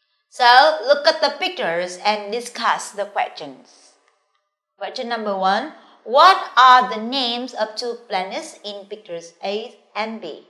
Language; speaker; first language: English; non-native, fluent; Vietnamese